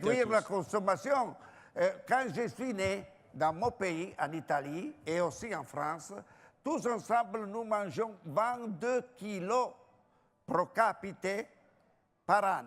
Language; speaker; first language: French; non-native, fluent; Italian